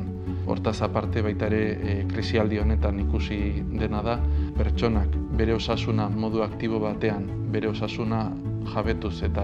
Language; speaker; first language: Basque; native; Basque